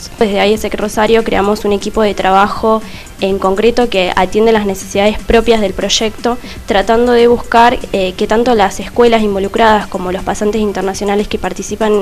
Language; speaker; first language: Spanish; native; Spanish